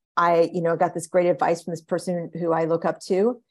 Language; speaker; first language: English; native; English